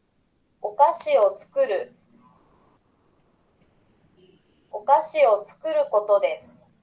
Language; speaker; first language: Japanese; non-native, learner; Indonesian